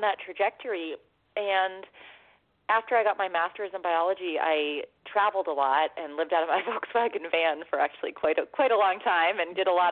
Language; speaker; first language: English; native; English